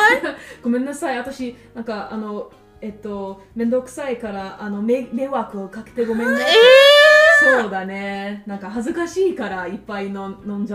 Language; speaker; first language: Japanese; non-native, fluent; English